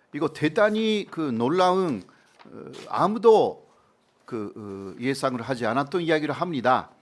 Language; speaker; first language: Korean; non-native, fluent; Japanese